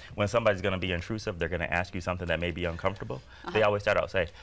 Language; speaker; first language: English; native; English